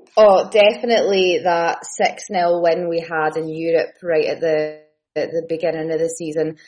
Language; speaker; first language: English; native; English